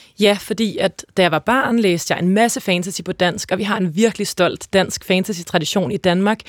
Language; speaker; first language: Danish; native; Danish